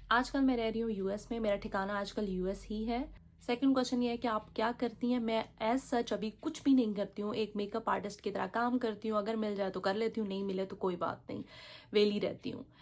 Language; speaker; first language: Urdu; native; Urdu